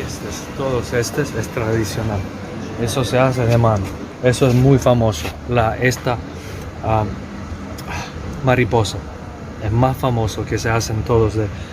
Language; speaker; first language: Spanish; non-native, learner; Macedonian